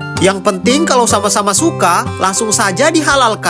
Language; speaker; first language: Indonesian; native; Indonesian